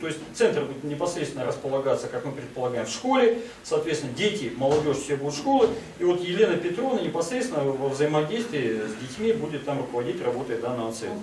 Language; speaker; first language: Russian; native; Russian